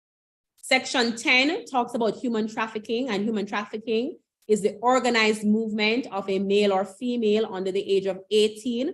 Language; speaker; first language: English; native; English